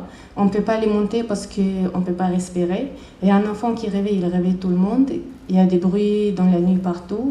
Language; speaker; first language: French; non-native, learner; Chechen